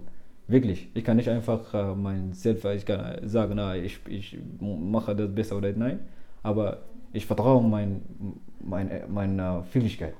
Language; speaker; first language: German; non-native, learner; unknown